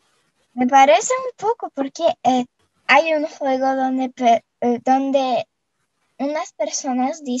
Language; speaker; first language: Spanish; non-native, fluent; Russian